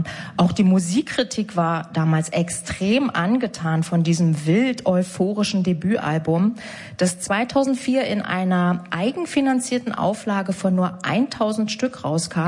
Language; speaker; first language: German; native; German